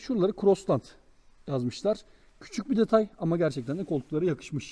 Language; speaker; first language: Turkish; native; Turkish